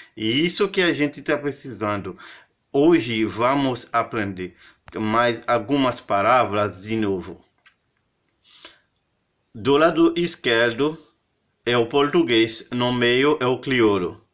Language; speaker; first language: Portuguese; non-native, fluent; Haitian Creole